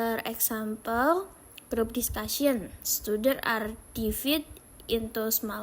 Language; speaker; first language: English; non-native, learner; Indonesian